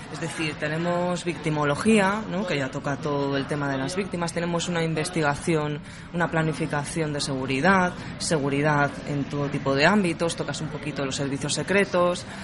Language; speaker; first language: Spanish; native; Spanish